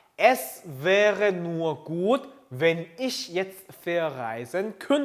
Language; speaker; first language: German; non-native, fluent; Korean